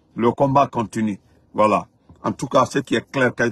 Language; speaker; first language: French; non-native, local second language; Fula